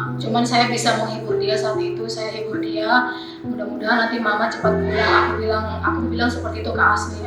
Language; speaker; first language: Indonesian; native; Indonesian